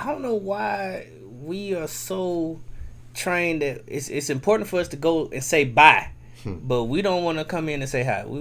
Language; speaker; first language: English; native; English